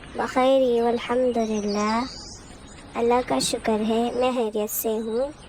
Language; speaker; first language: Urdu; native; Urdu